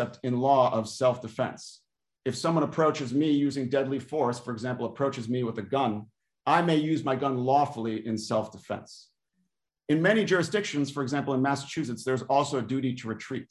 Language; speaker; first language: English; native; English